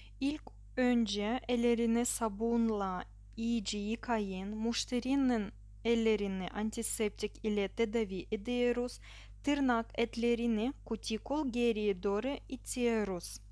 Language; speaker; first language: Turkish; non-native, learner; Russian